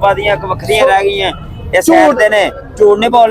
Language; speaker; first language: Hindi; non-native, local second language; Punjabi